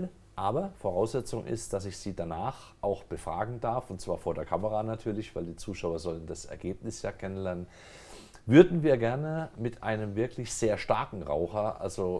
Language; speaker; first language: German; native; German